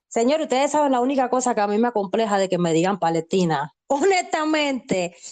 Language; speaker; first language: Spanish; native; Spanish